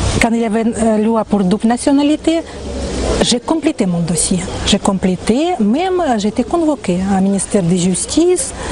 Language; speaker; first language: French; non-native, fluent; Ukrainian